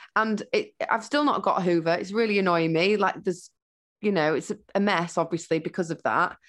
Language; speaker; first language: English; native; English